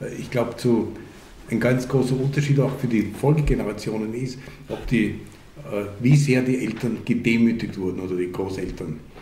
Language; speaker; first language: German; early bilingual, other home language; Hungarian